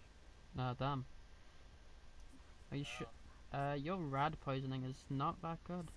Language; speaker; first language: English; native; English